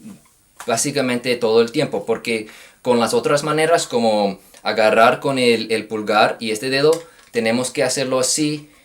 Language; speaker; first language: Spanish; non-native, fluent; English